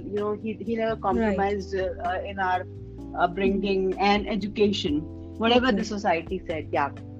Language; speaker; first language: English; non-native, local second language; Hindi